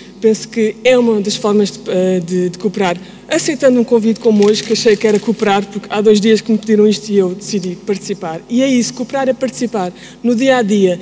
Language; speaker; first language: Portuguese; early bilingual, heritage; Portuguese